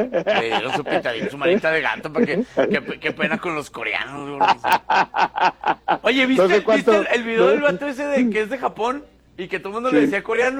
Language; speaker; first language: Spanish; native; Spanish